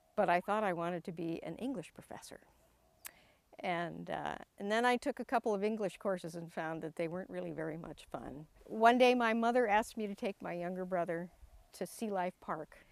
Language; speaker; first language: English; native; English